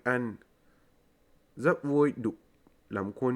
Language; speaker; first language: Vietnamese; non-native, learner; English